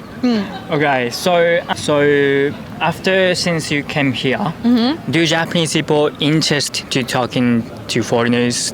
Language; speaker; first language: English; non-native, learner; Japanese